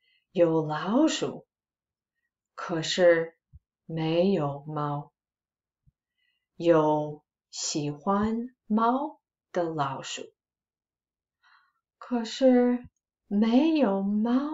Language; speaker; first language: Chinese; non-native, fluent; English